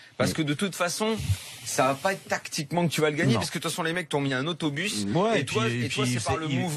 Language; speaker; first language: French; native; French